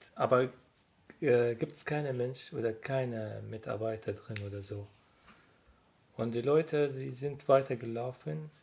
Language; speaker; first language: German; non-native, learner; Arabic